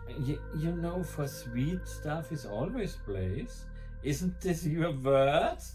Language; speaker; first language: English; non-native, fluent; German